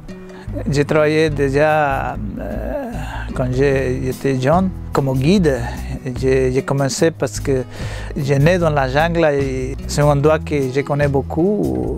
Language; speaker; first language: French; non-native, learner; Spanish